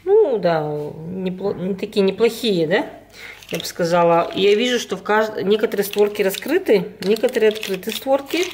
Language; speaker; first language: Russian; native; Russian